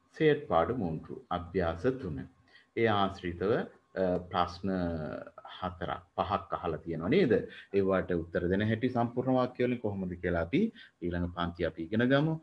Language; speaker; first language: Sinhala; non-native, local second language; Tamil